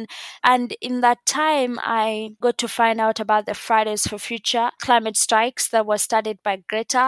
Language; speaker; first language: English; non-native, local second language; Ganda